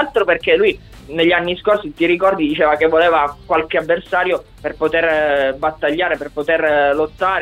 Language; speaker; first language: Italian; native; Italian